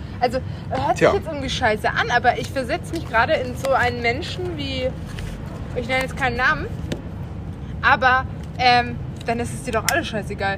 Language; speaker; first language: German; native; German